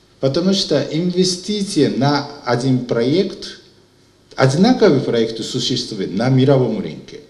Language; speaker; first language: Russian; non-native, fluent; Japanese